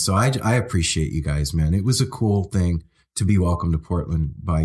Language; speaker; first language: English; native; English